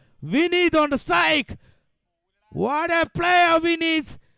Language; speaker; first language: English; non-native, local second language; Malayalam